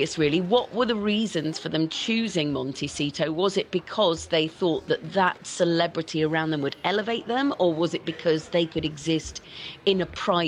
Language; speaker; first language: English; native; English